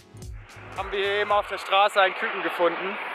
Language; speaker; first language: German; native; German